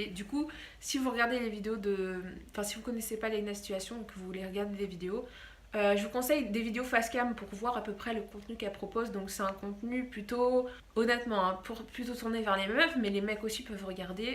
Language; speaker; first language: French; native; French